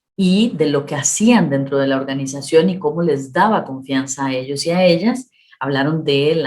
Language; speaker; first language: Spanish; native; Spanish